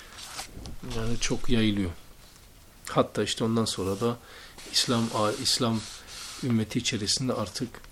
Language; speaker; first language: Turkish; native; Turkish